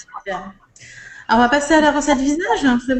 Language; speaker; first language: French; native; French